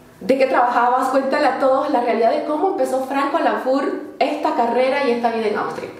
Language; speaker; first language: Spanish; native; Spanish